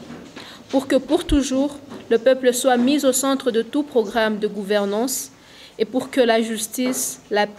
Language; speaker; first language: French; non-native, local second language; Swahili